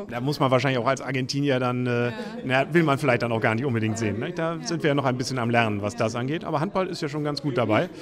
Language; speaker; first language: German; native; German